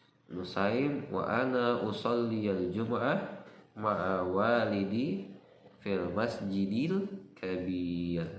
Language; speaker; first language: Arabic; non-native, fluent; Indonesian